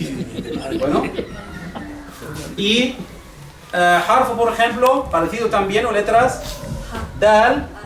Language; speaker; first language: Spanish; non-native, fluent; Arabic